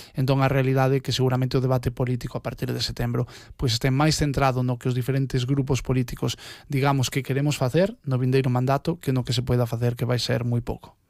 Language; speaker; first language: Galician; native; Galician